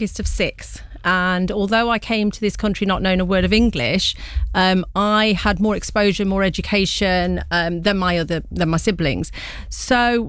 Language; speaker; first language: English; early bilingual, other home language; Punjabi